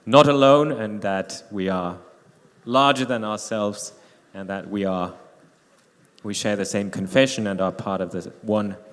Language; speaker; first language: English; non-native, fluent; Finnish